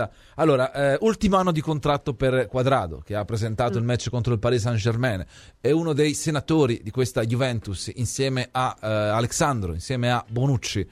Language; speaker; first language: Italian; native; Italian